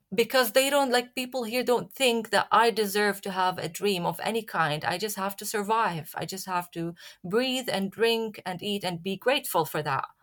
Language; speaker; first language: English; non-native, fluent; Arabic